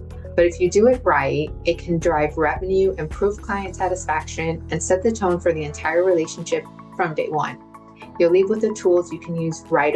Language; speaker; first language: English; native; English